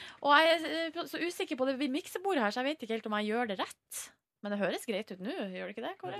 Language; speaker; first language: Norwegian; native; Norwegian